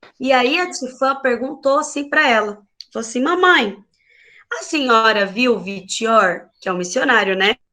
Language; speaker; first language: Portuguese; native; Portuguese